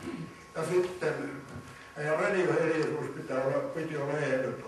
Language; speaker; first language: Finnish; native; Finnish